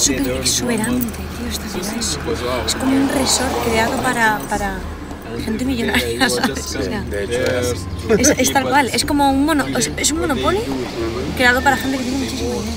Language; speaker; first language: Spanish; native; Spanish